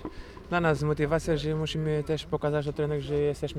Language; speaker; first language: Polish; non-native, fluent; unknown